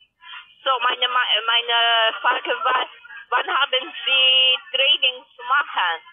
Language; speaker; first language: German; non-native, learner; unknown